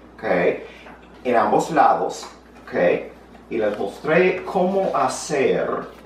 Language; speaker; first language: Spanish; non-native, fluent; English